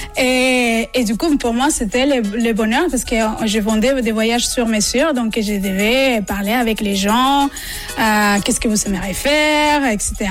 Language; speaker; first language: French; non-native, fluent; Spanish